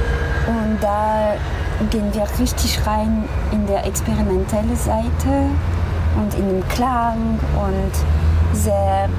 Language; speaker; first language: German; non-native, fluent; French